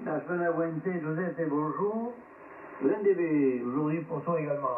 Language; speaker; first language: French; native; French